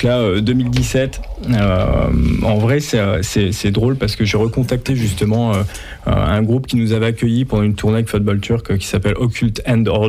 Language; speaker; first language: French; native; French